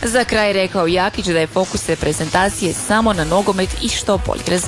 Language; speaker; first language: Serbian; native; Serbian